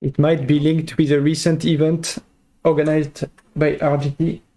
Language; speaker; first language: English; non-native, fluent; French